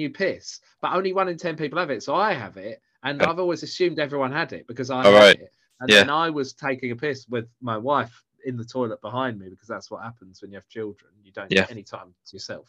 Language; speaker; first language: English; native; English